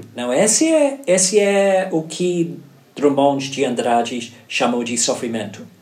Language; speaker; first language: Portuguese; non-native, fluent; English